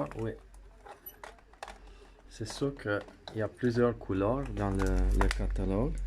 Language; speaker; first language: French; non-native, fluent; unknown